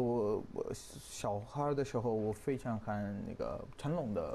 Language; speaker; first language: Chinese; non-native, learner; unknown